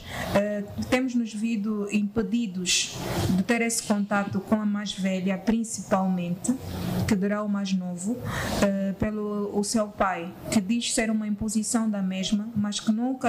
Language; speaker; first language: Portuguese; native; Portuguese